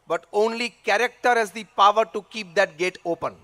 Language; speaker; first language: English; non-native, local second language; Gujarati